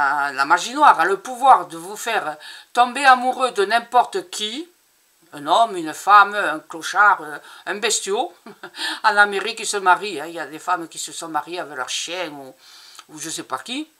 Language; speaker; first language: French; native; French